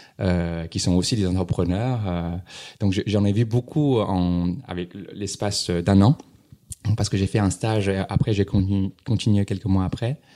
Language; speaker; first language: French; non-native, fluent; Chinese